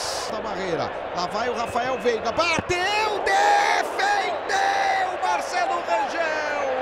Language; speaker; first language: Portuguese; native; Portuguese